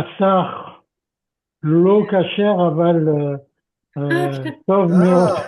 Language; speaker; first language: Hebrew; non-native, learner; French